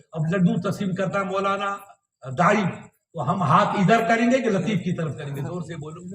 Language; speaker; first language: Urdu; non-native, local second language; Sindhi